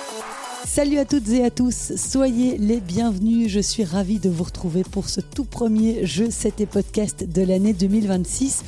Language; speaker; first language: French; native; French